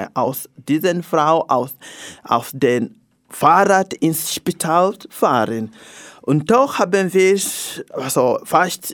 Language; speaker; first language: German; non-native, learner; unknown